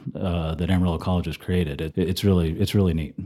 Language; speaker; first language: English; native; English